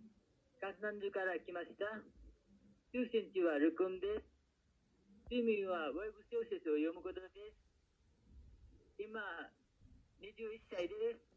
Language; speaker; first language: Japanese; non-native, learner; Nepali